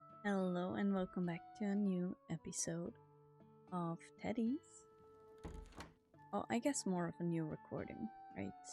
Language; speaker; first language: English; non-native, fluent; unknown